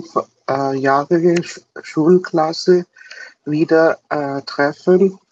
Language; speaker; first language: German; non-native, learner; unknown